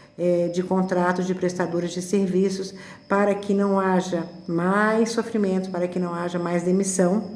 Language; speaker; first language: Portuguese; native; Portuguese